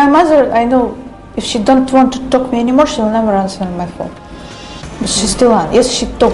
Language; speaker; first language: English; non-native, learner; Russian